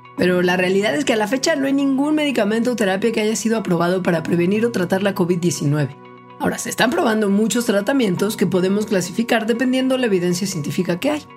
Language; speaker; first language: Spanish; native; Spanish